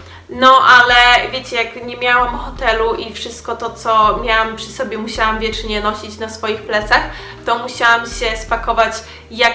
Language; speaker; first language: Polish; native; Polish